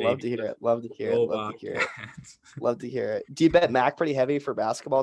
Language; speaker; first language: English; native; English